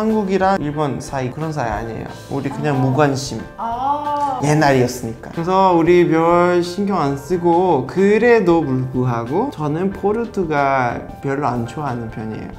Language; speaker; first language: Korean; non-native, learner; Portuguese